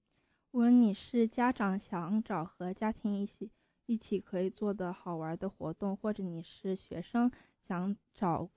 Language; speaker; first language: Chinese; early bilingual, heritage; Chinese